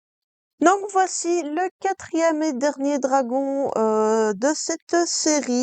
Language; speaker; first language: French; native; French